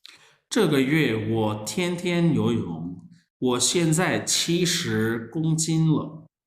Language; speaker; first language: Chinese; non-native, fluent; Urdu